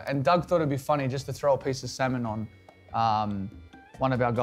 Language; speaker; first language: English; native; English